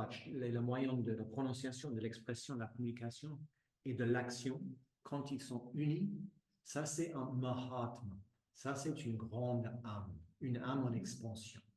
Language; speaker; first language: French; non-native, fluent; English